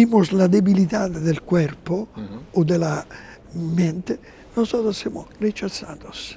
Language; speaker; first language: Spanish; non-native, fluent; Italian